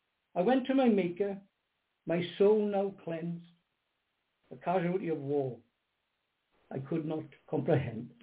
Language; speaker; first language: English; native; English